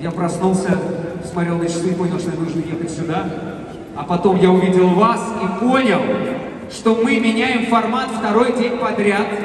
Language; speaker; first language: Russian; native; Russian